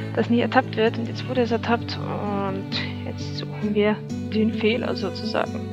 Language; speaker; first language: German; native; German